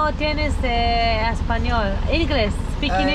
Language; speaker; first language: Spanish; non-native, learner; Hebrew